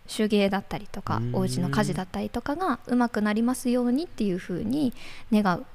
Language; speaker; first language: Japanese; native; Japanese